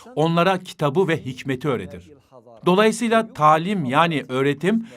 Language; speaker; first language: Turkish; non-native, fluent; Arabic